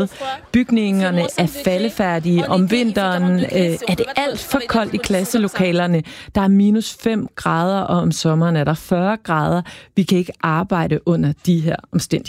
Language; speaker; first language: Danish; native; Danish